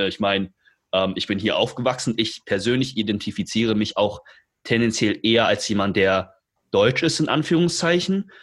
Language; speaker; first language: German; early bilingual, other home language; Chinese